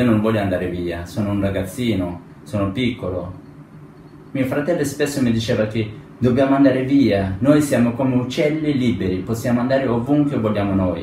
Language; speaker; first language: Italian; non-native, fluent; Persian